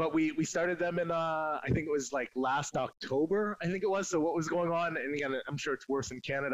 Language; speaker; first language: English; native; English